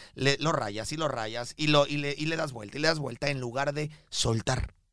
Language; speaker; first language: Spanish; native; Spanish